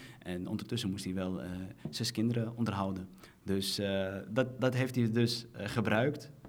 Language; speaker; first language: Dutch; early bilingual, other home language; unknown